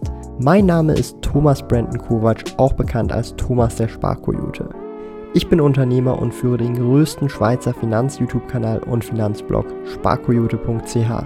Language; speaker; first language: German; native; German